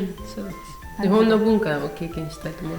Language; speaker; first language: Japanese; non-native, learner; Spanish